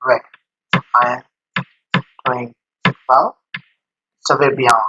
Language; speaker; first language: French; non-native, learner; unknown